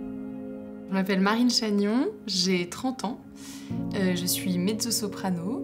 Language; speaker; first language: French; native; French